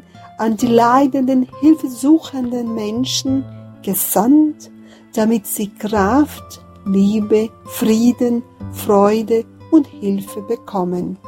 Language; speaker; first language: German; non-native, fluent; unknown